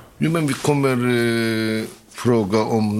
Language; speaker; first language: Swedish; non-native, learner; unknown